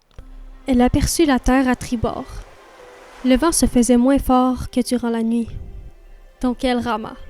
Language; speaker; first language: French; native; French